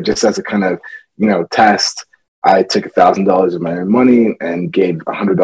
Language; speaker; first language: English; native; English